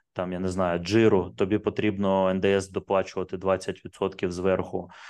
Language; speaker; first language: Ukrainian; non-native, local second language; Russian